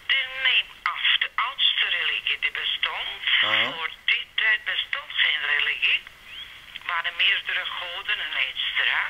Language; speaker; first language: Dutch; non-native, learner; Serbian